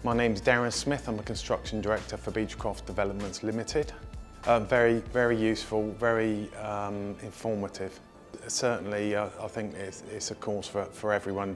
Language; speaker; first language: English; native; English